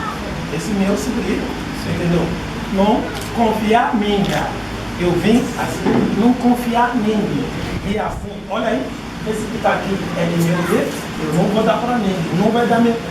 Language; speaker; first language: Portuguese; non-native, fluent; Yoruba